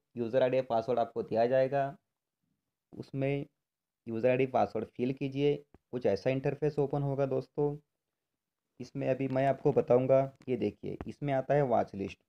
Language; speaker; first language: Hindi; non-native, local second language; Marathi